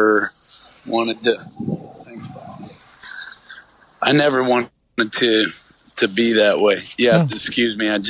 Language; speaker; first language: English; native; English